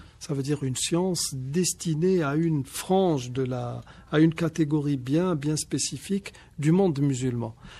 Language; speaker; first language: French; non-native, local second language; Arabic